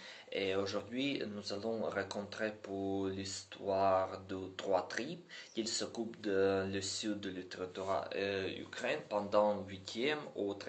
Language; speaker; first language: French; non-native, learner; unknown